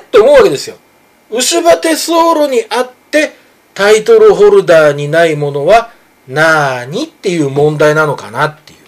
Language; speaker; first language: Japanese; native; Japanese